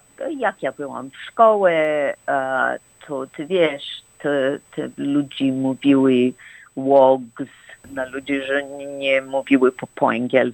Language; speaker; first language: Polish; early bilingual, heritage; Polish